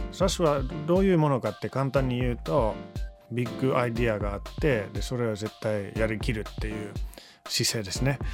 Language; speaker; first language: Japanese; non-native, fluent; Finnish